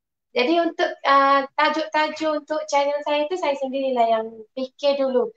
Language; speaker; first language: Malay; non-native, local second language; Tamil